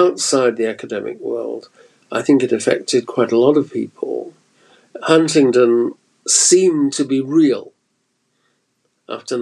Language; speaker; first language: English; native; English